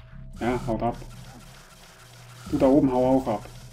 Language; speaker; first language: German; native; German